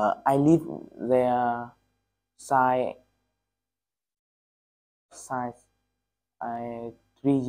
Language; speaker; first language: English; non-native, learner; Vietnamese